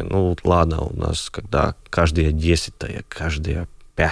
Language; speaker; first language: Russian; non-native, local second language; Latvian